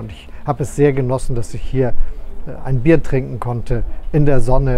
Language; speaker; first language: German; native; German